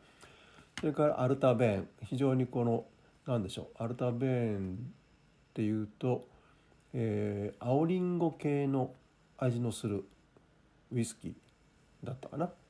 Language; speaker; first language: Japanese; native; Japanese